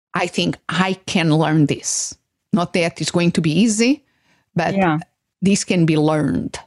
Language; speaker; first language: English; non-native, fluent; Portuguese